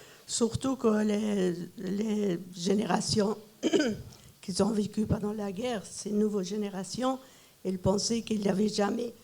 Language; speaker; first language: French; non-native, fluent; Persian